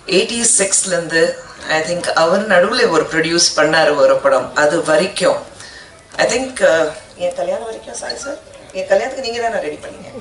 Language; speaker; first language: Tamil; non-native, fluent; Hindi